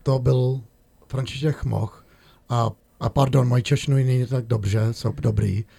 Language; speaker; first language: Czech; early bilingual, heritage; Czech